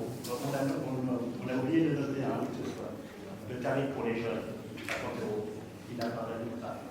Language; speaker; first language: French; native; French